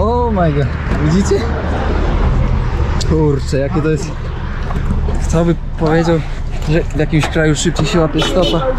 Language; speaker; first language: Polish; native; Polish